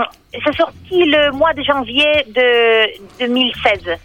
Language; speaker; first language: French; non-native, learner; Italian